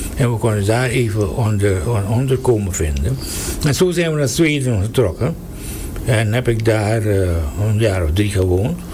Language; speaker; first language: Dutch; native; Dutch